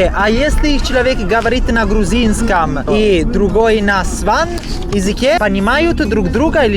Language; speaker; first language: Russian; non-native, learner; Italian